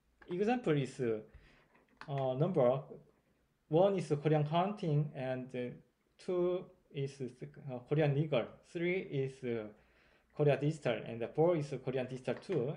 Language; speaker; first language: English; non-native, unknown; Korean